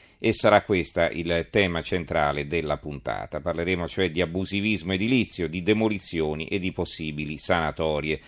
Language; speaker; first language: Italian; native; Italian